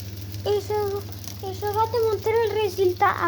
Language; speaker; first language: French; non-native, learner; Spanish